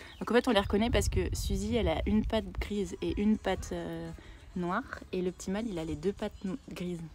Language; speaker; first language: French; native; French